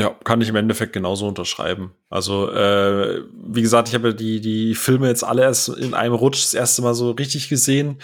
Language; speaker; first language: German; native; German